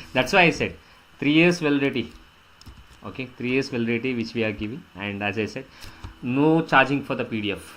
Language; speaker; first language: English; non-native, local second language; Kannada